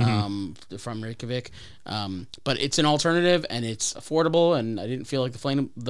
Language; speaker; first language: English; native; English